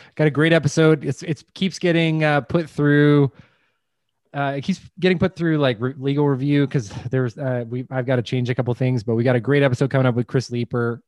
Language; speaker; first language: English; native; English